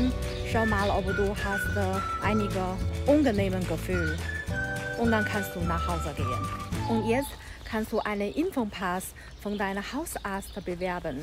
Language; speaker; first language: German; non-native, learner; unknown